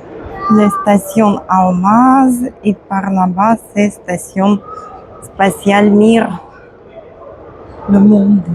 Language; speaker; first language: French; non-native, fluent; Russian